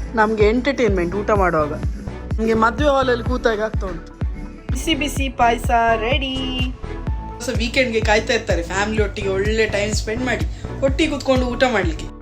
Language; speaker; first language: Kannada; non-native, local second language; Tulu